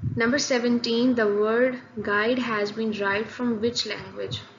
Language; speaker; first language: English; non-native, local second language; Urdu